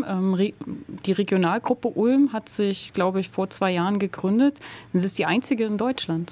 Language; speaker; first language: German; native; German